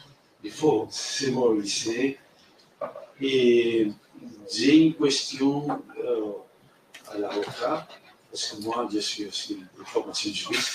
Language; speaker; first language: French; non-native, fluent; Spanish